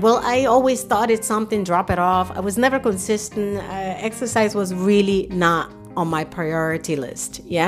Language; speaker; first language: English; early bilingual, other home language; Spanish